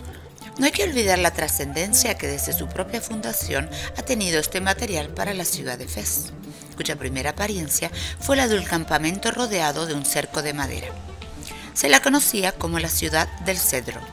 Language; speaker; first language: Spanish; native; Spanish